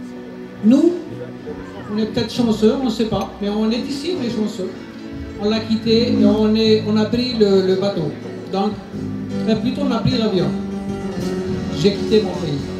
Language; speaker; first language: French; non-native, local second language; Arabic